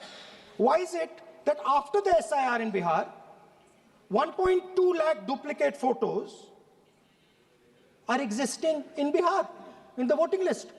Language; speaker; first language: English; non-native, local second language; Hindi